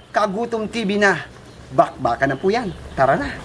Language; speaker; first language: Filipino; native; Filipino